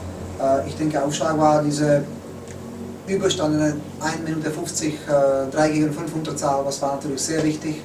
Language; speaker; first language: German; non-native, fluent; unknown